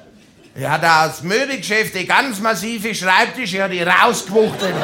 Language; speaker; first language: German; native; German